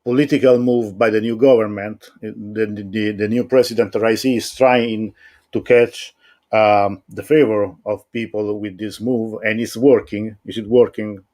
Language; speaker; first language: English; non-native, fluent; Italian